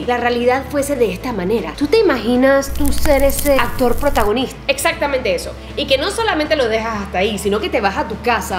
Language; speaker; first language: Spanish; native; Spanish